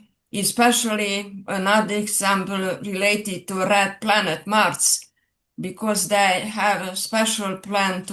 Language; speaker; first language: English; non-native, fluent; Serbian